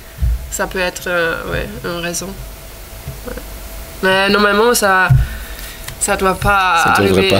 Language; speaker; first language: French; non-native, fluent; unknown